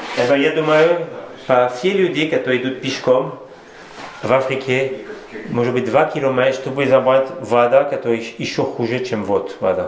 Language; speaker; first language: Russian; non-native, learner; French